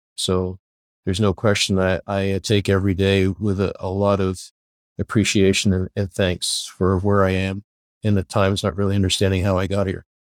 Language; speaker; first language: English; native; English